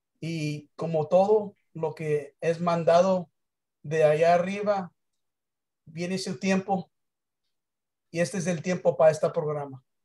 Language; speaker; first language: Spanish; early bilingual, heritage; English